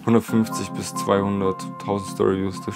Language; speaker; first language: German; native; German